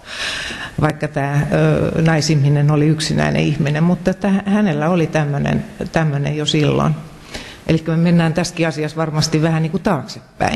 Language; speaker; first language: Finnish; native; Finnish